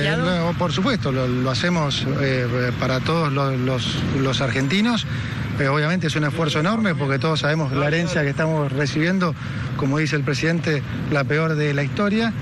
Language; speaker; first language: Spanish; native; Spanish